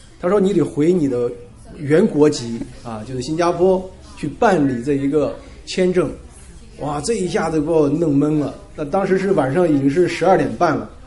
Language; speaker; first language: Chinese; native; Chinese